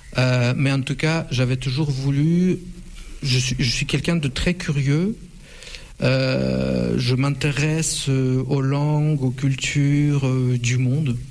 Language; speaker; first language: French; non-native, fluent; Russian